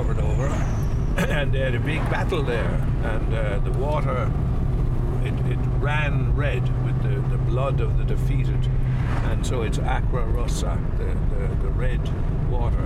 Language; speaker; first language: English; native; English